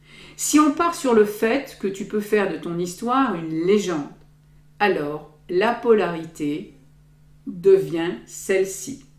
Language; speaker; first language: French; native; French